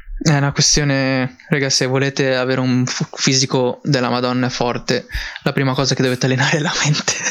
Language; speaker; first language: Italian; early bilingual, other home language; Filipino